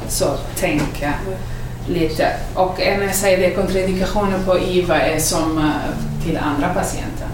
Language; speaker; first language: Swedish; non-native, fluent; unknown